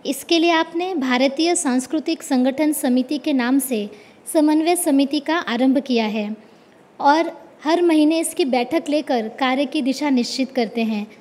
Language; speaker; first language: Hindi; native; Hindi